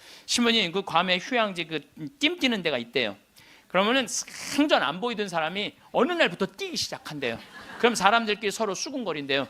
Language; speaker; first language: Korean; native; Korean